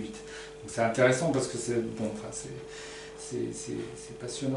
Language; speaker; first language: French; native; French